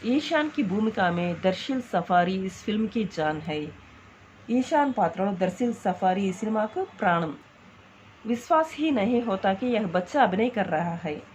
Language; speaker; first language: Hindi; non-native, local second language; Telugu